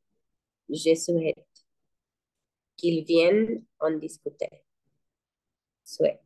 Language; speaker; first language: French; non-native, learner; Spanish